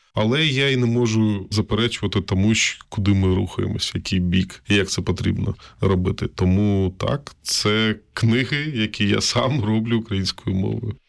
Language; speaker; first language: Ukrainian; non-native, local second language; Russian